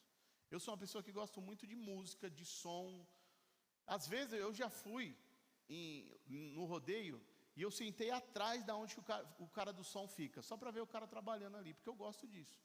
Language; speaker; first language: Portuguese; native; Portuguese